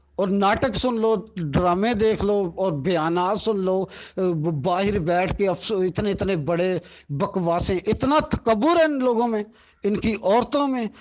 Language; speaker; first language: Urdu; non-native, local second language; Punjabi